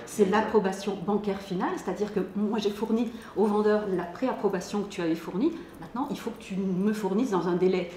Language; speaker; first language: French; native; French